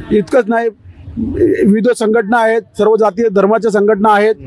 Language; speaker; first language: Marathi; native; Marathi